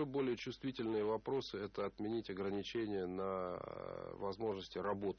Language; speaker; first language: Russian; native; Russian